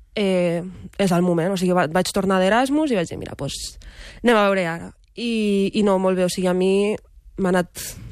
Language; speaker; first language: Catalan; early bilingual, other home language; Arabic